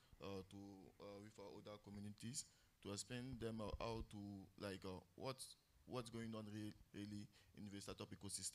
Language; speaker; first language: English; non-native, local second language; French